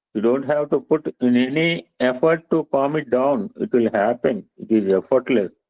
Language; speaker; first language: English; non-native, local second language; Telugu